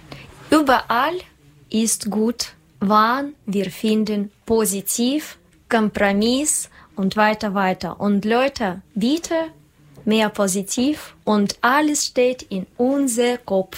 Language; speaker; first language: German; non-native, learner; Russian